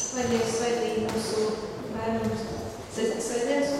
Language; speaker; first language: Latvian; non-native, local second language; Russian